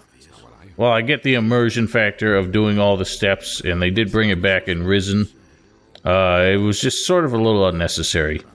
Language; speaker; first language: English; native; English